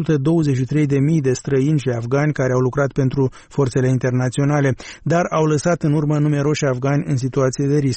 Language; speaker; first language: Romanian; native; Romanian